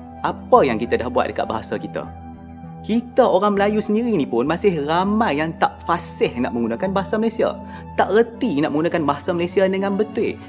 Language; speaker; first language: Malay; native; Malay